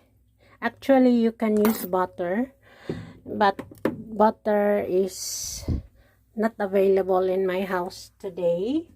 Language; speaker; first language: English; non-native, local second language; Filipino